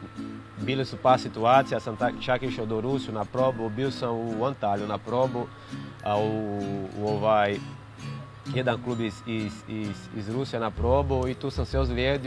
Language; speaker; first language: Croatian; non-native, fluent; Portuguese